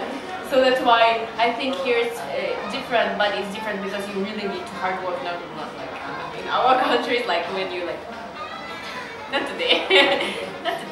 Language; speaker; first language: English; non-native, learner; Russian